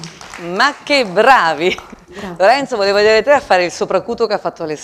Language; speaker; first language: Italian; native; Italian